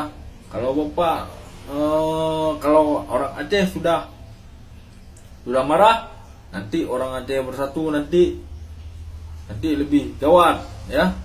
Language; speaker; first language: Indonesian; non-native, local second language; Achinese